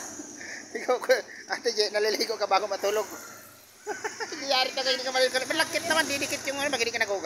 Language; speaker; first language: Filipino; native; Filipino